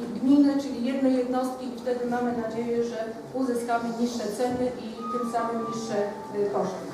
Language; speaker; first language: Polish; native; Polish